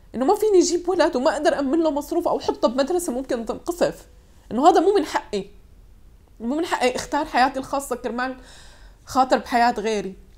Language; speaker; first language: Arabic; native; Arabic